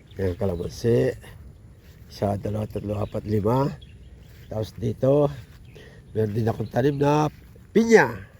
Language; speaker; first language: Filipino; non-native, local second language; Pampanga